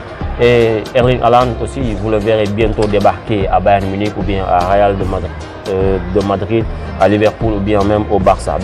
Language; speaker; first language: French; non-native, local second language; Wolof